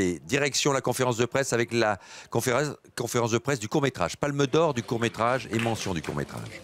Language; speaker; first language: French; native; French